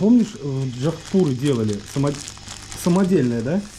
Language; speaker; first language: Russian; native; Russian